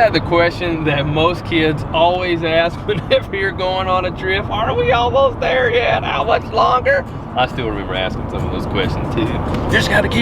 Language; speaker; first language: English; native; English